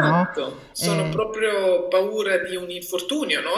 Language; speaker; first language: Italian; non-native, local second language; German